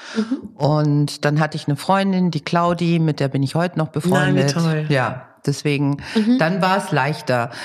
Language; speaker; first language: German; early bilingual, other home language; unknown